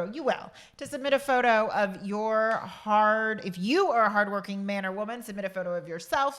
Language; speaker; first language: English; native; English